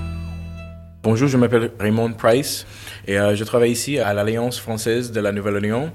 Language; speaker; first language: French; non-native, fluent; English